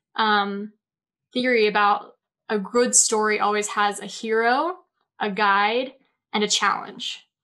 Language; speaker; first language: English; native; English